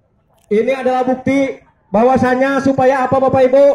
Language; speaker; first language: Indonesian; native; Indonesian